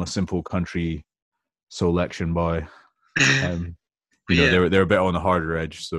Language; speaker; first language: English; native; English